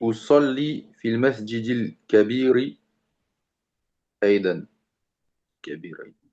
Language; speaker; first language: Arabic; non-native, learner; French